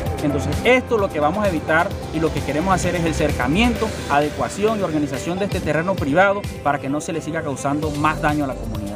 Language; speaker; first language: Spanish; native; Spanish